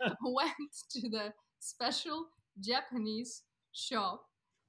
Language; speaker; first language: English; non-native, fluent; Kazakh